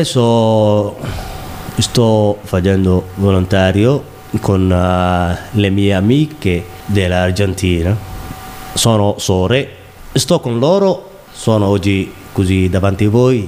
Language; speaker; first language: Italian; non-native, learner; Somali